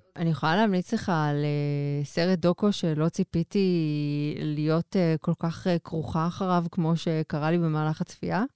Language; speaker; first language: Hebrew; native; Hebrew